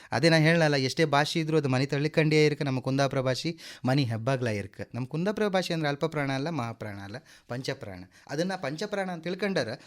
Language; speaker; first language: Kannada; native; Kannada